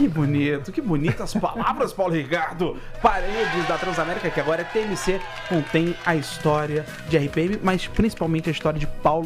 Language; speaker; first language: Portuguese; native; Portuguese